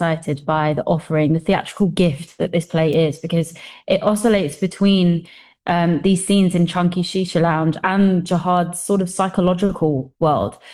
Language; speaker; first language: English; native; English